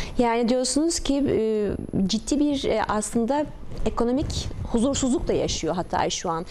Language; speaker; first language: Turkish; native; Turkish